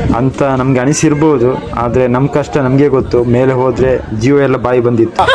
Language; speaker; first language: Kannada; non-native, local second language; Tulu